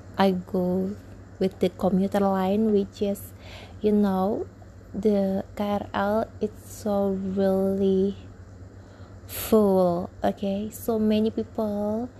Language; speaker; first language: English; non-native, learner; Indonesian